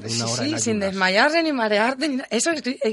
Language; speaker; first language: Spanish; native; Spanish